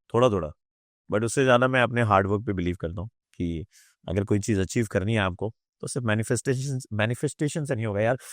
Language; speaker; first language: Hindi; native; Hindi